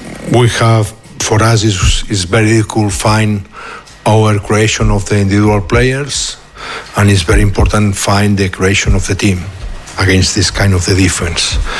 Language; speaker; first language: English; non-native, learner; Catalan